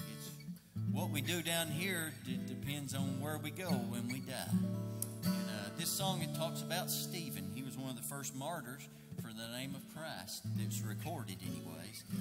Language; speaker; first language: English; native; English